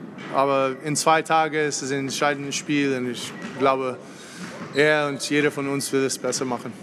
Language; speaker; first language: German; non-native, fluent; English